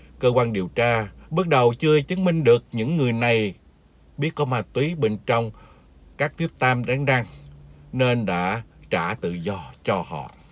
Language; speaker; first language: Vietnamese; native; Vietnamese